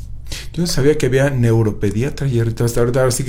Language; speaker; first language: Spanish; native; Spanish